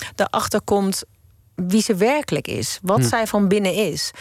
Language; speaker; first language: Dutch; native; Dutch